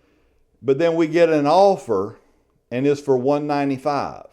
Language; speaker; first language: English; native; English